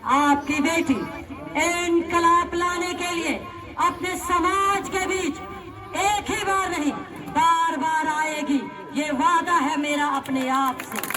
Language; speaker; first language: Hindi; native; Hindi